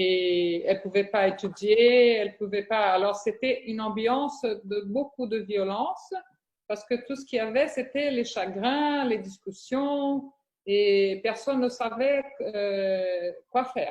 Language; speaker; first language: French; non-native, fluent; Portuguese